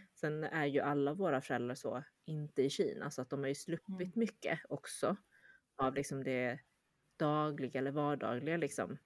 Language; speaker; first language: Swedish; early bilingual, other home language; Chinese